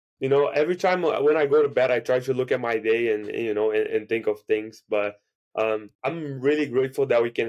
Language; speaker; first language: English; non-native, fluent; Portuguese